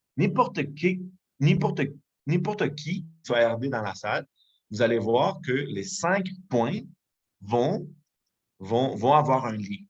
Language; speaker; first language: French; non-native, fluent; Spanish